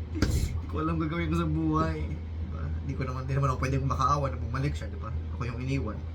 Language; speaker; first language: Filipino; non-native, local second language; Hiligaynon